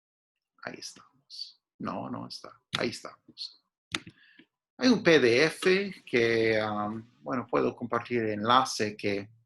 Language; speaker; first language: Spanish; non-native, fluent; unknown